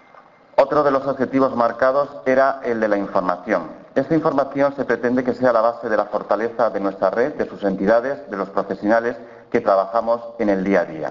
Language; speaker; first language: Spanish; native; Spanish